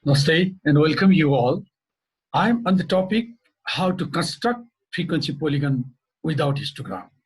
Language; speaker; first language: English; non-native, local second language; Nepali